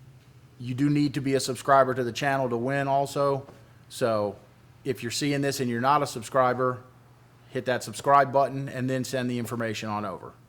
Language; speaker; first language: English; native; English